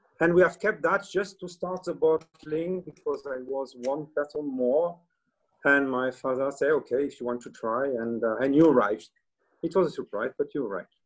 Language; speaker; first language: English; non-native, learner; French